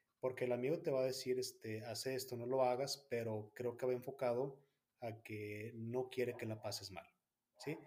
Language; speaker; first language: Spanish; native; Spanish